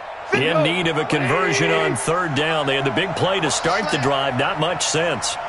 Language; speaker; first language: English; native; English